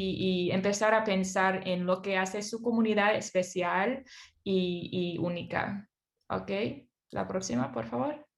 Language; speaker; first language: Spanish; non-native, fluent; English